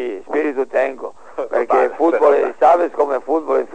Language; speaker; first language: Spanish; non-native, learner; Serbian